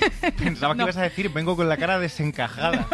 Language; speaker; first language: Spanish; native; Spanish